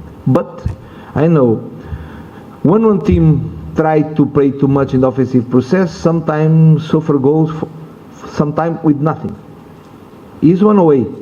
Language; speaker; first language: English; non-native, learner; Portuguese